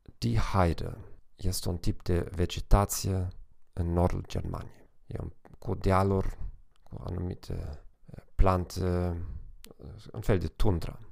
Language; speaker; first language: Romanian; non-native, fluent; German